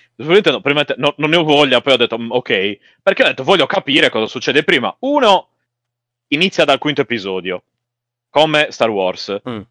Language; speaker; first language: Italian; native; Italian